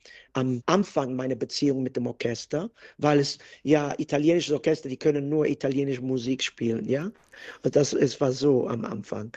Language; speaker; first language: German; non-native, fluent; English